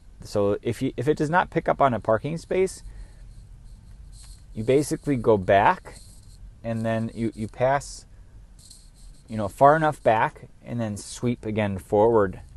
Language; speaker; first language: English; native; English